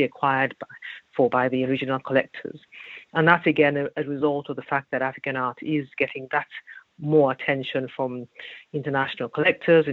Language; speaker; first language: English; non-native, local second language; Yoruba